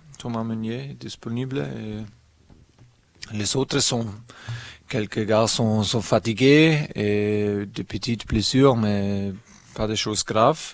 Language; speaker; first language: French; non-native, learner; German